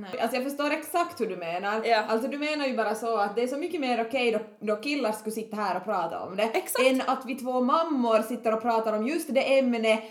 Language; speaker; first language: Swedish; native; Swedish